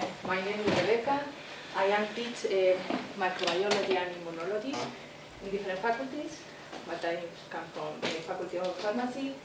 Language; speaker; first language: English; non-native, learner; Spanish